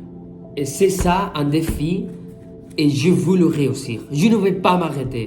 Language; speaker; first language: French; non-native, fluent; Spanish